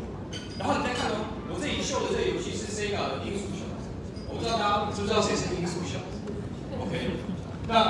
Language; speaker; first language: Chinese; native; Chinese